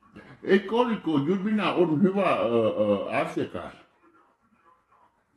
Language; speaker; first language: Finnish; non-native, learner; Thai